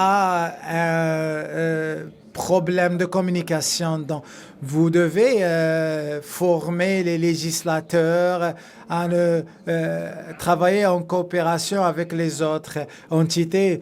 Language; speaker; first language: French; non-native, fluent; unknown